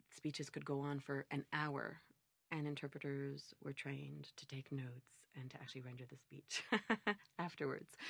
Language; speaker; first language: English; native; English